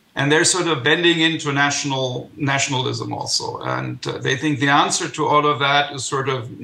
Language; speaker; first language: English; non-native, fluent; German